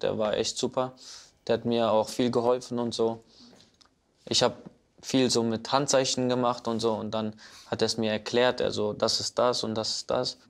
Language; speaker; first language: German; early bilingual, other home language; Kurdish